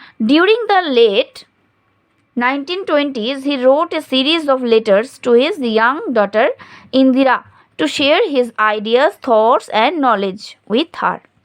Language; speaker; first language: English; non-native, local second language; Bangla